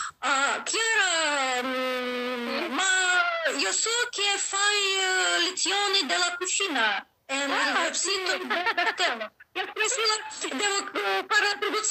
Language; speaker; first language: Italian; non-native, learner; Russian